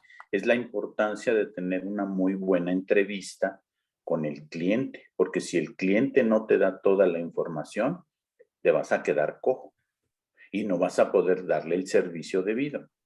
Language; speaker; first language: Spanish; native; Spanish